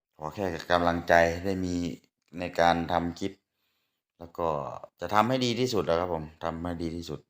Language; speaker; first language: Thai; native; Thai